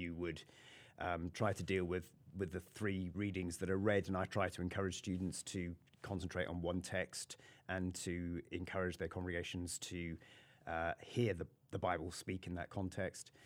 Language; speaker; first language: English; native; English